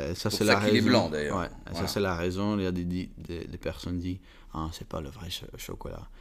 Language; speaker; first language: French; non-native, learner; Dutch